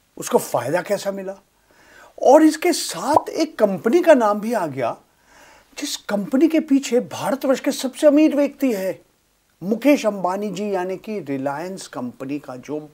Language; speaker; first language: Hindi; non-native, local second language; Bangla